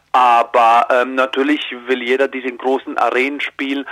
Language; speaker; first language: German; early bilingual, heritage; Croatian